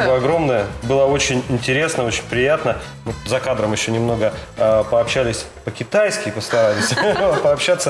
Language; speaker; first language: Russian; native; Russian